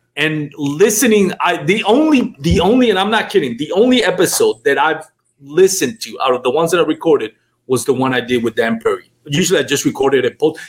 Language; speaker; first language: English; non-native, fluent; Spanish